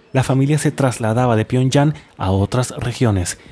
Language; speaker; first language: Spanish; non-native, fluent; Russian